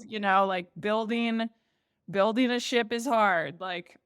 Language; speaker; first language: English; native; English